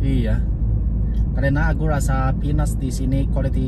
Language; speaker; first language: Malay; non-native, learner; Chinese